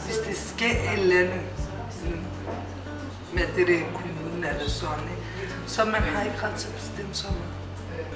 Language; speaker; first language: Danish; non-native, learner; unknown